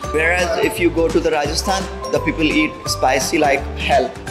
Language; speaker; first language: English; non-native, local second language; Hindi